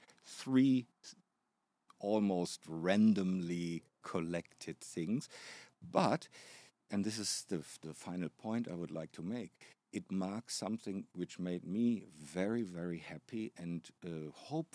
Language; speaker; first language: English; non-native, fluent; German